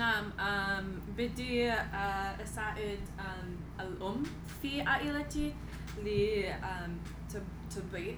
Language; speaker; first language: Arabic; non-native, learner; English